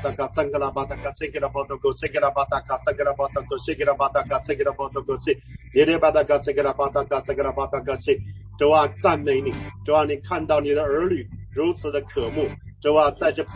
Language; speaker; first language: Chinese; native; Chinese